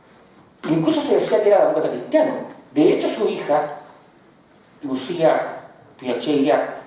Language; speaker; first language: Spanish; native; Spanish